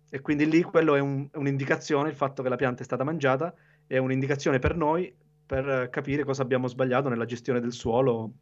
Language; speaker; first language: Italian; native; Italian